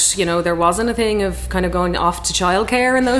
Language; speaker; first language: English; native; English